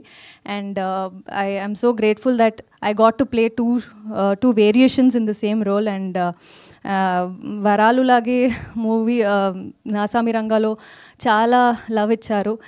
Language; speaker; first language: Telugu; non-native, fluent; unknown